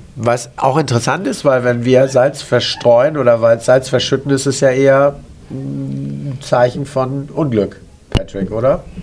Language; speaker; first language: German; native; German